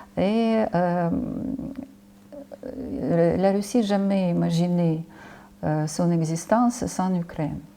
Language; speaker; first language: French; non-native, fluent; Ukrainian